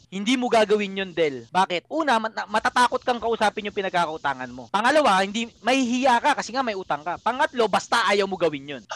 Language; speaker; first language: Filipino; native; Filipino